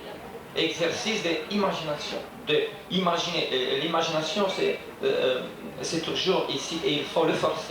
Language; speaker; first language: French; non-native, fluent; Romanian